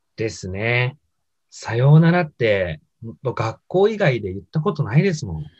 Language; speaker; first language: Japanese; native; Japanese